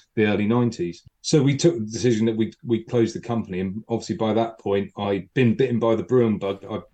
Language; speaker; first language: English; native; English